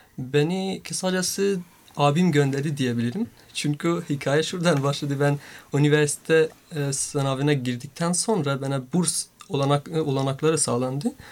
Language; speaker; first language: Turkish; non-native, fluent; Persian